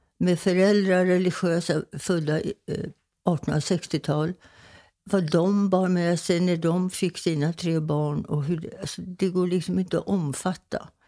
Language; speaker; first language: Swedish; native; Swedish